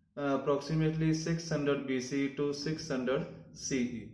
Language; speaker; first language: English; non-native, local second language; Punjabi